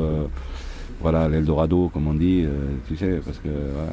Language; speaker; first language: French; non-native, local second language; Arabic